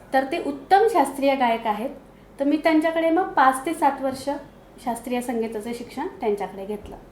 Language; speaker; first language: Marathi; native; Marathi